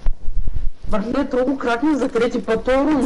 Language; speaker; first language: Bulgarian; native; Bulgarian